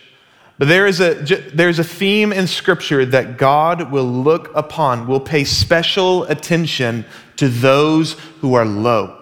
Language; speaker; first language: English; native; English